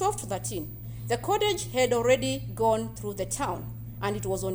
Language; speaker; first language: English; non-native, local second language; Kamba